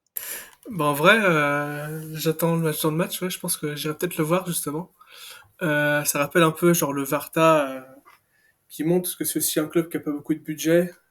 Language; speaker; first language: French; native; French